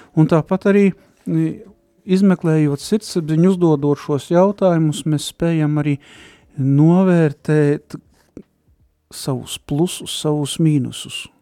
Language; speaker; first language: Latvian; native; Latvian